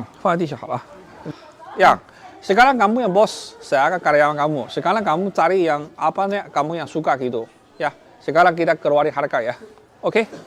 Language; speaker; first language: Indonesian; non-native, learner; Chinese